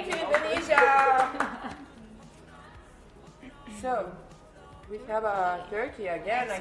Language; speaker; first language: English; non-native, learner; Serbian